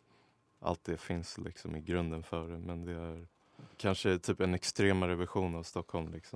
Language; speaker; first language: Swedish; native; Swedish